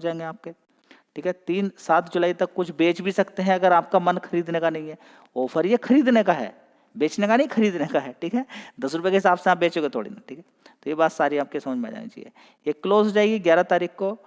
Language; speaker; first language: Hindi; native; Hindi